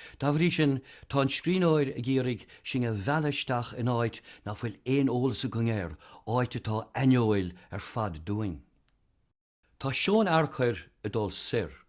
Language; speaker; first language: Irish; native; Irish